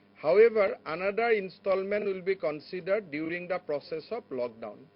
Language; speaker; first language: English; non-native, local second language; Assamese